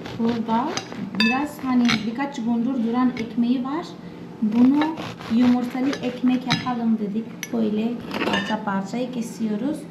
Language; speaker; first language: Turkish; non-native, fluent; Portuguese